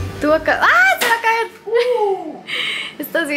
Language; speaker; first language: Spanish; early bilingual, heritage; English